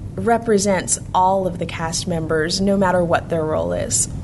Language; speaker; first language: English; native; English